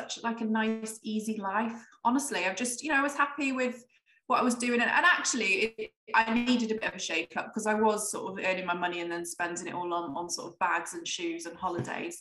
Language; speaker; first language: English; native; English